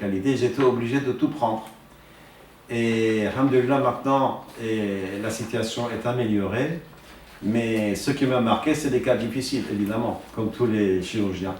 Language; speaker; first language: French; non-native, fluent; Persian